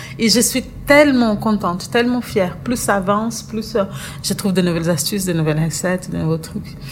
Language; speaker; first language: French; non-native, fluent; Portuguese